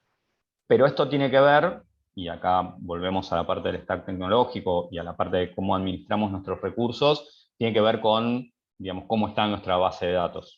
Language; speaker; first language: Spanish; native; Spanish